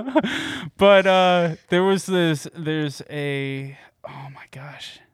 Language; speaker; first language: English; native; English